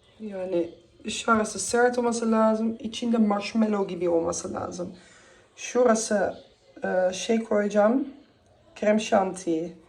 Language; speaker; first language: Turkish; early bilingual, heritage; Turkish